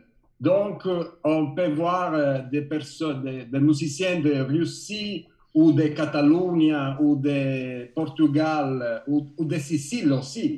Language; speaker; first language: French; non-native, learner; Italian